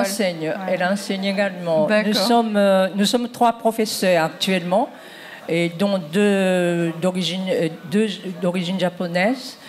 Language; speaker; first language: French; non-native, fluent; Japanese